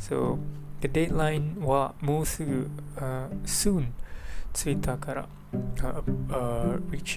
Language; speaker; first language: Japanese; non-native, learner; English